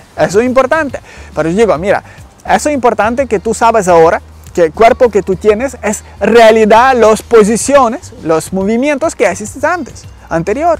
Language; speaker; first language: Spanish; non-native, learner; Ukrainian